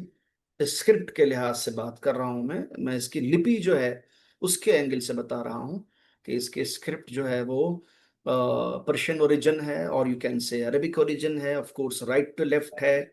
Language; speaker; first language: Hindi; native; Hindi